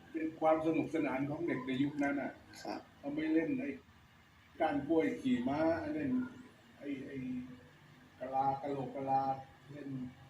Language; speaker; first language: Thai; native; Thai